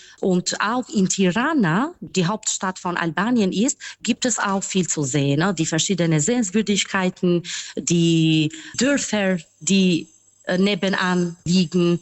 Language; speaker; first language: German; non-native, fluent; Albanian